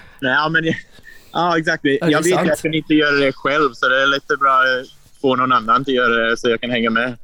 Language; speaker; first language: Swedish; non-native, learner; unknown